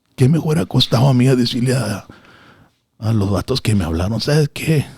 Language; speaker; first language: Spanish; early bilingual, other home language; English